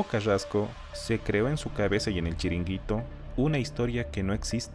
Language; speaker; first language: Spanish; native; Spanish